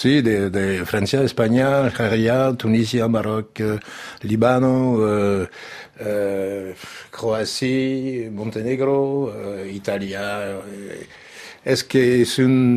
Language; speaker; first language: Spanish; non-native, learner; French